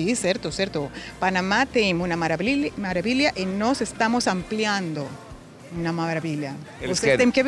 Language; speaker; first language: Portuguese; non-native, learner; Spanish